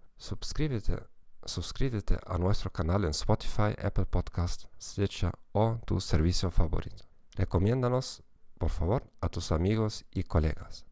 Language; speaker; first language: Spanish; non-native, fluent; German